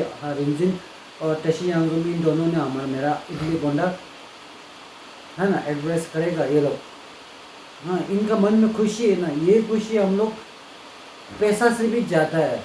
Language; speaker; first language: Hindi; non-native, local second language; Tibetan